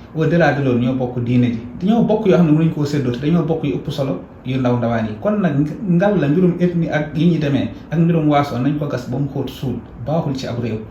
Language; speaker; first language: Wolof; non-native, local second language; Fula